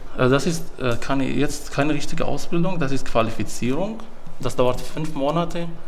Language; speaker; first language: German; non-native, learner; Arabic